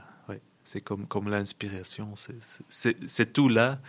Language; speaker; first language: French; non-native, local second language; Dutch